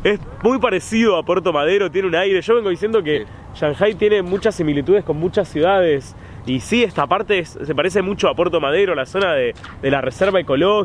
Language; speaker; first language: Spanish; native; Spanish